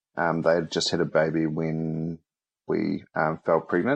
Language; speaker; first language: English; native; English